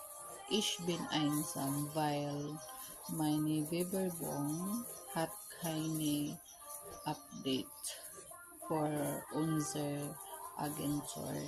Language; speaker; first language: German; non-native, learner; Filipino